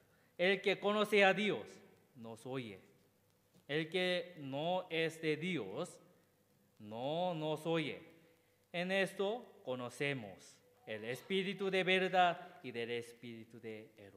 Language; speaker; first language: Spanish; non-native, learner; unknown